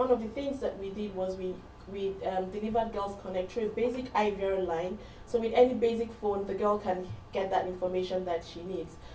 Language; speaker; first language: English; non-native, local second language; Hausa